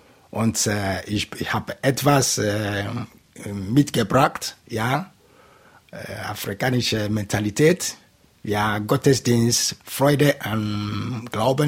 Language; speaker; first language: German; non-native, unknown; Igbo